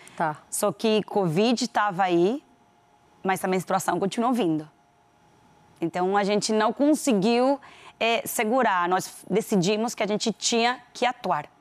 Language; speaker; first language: Portuguese; non-native, fluent; Spanish